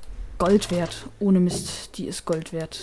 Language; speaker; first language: German; native; German